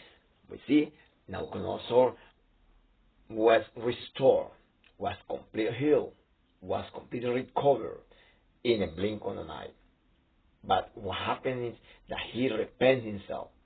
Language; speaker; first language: English; non-native, fluent; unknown